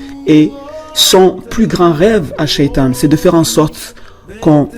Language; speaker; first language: French; native; French